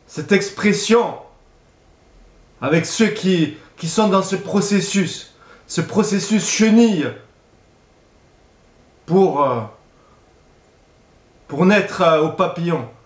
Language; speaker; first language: French; native; French